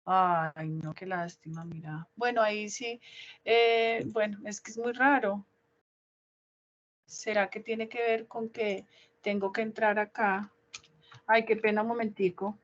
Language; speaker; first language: Spanish; native; Spanish